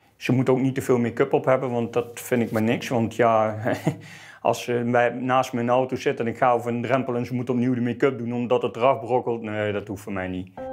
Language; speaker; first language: Dutch; native; Dutch